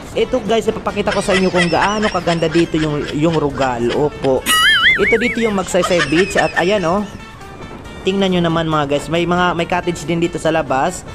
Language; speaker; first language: Filipino; non-native, local second language; Waray